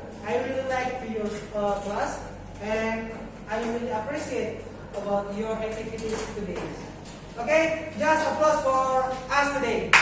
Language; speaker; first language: English; non-native, local second language; Indonesian